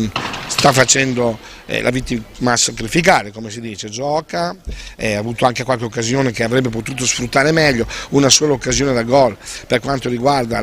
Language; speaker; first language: Italian; native; Italian